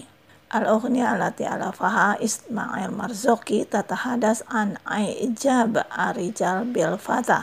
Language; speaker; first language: Arabic; non-native, fluent; Indonesian